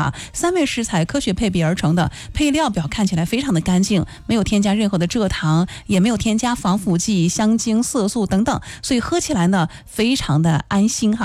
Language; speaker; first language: Chinese; native; Chinese